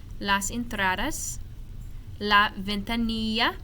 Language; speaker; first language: Spanish; non-native, fluent; English